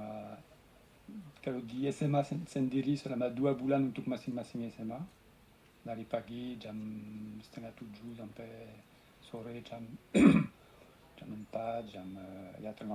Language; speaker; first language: Indonesian; non-native, fluent; French